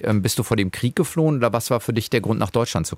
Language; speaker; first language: German; native; German